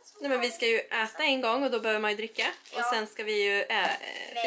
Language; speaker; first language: Swedish; native; Swedish